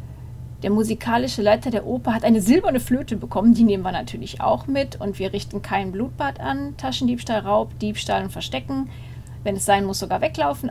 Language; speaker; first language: German; native; German